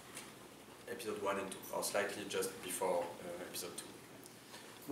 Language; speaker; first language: English; non-native, fluent; French